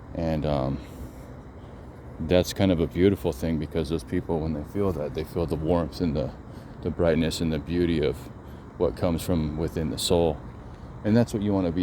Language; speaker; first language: English; native; English